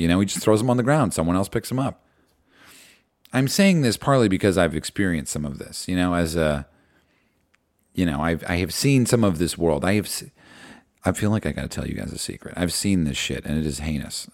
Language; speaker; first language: English; native; English